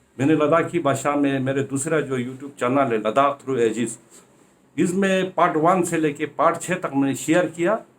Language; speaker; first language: Hindi; non-native, local second language; Ladakhi